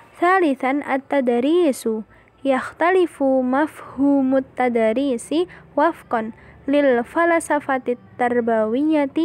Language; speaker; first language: Arabic; non-native, learner; Indonesian